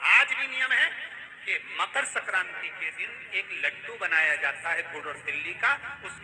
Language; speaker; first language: Hindi; native; Hindi